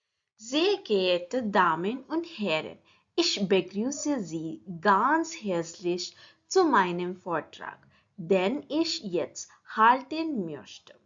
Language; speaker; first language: German; non-native, learner; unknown